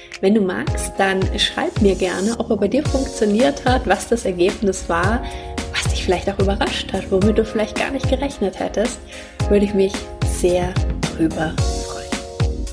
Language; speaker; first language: German; native; German